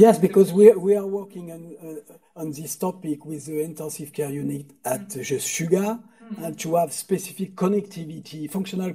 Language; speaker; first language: English; non-native, fluent; French